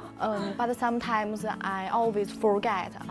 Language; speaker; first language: English; non-native, learner; Chinese